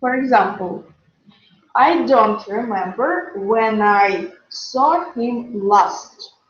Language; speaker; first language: English; non-native, fluent; Russian